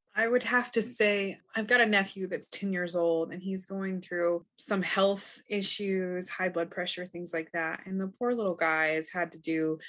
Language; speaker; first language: English; native; English